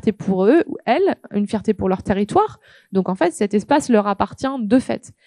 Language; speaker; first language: French; native; French